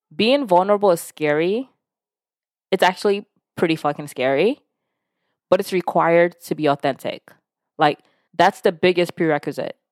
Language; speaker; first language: English; early bilingual, other home language; Yoruba